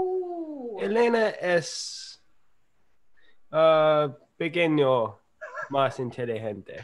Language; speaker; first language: Spanish; non-native, learner; English